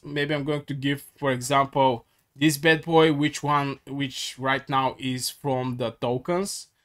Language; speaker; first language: English; non-native, fluent; Bulgarian